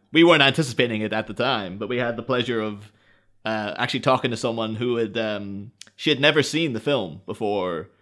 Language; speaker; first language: English; native; English